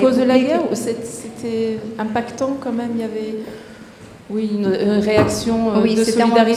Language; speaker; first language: French; native; French